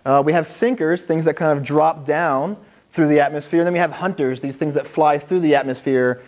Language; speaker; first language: English; native; English